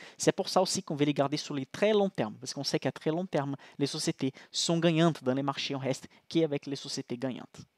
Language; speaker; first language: French; non-native, fluent; Portuguese